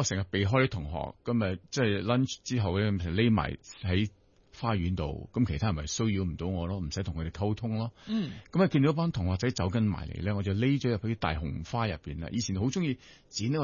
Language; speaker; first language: Cantonese; non-native, local second language; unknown